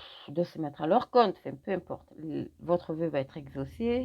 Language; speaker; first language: French; native; French